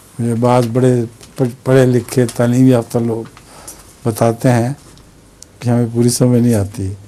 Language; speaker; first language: Urdu; native; Urdu